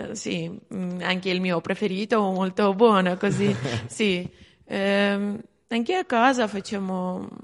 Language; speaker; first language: Italian; non-native, learner; Armenian